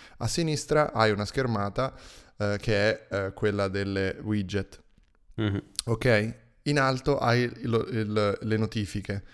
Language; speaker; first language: Italian; native; Italian